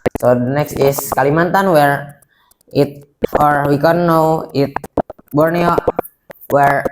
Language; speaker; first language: English; non-native, local second language; Indonesian